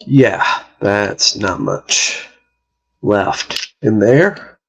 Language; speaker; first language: English; native; English